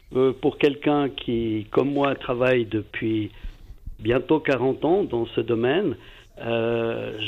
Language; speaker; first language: French; native; French